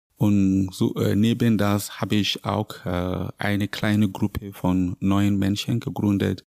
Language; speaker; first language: German; non-native, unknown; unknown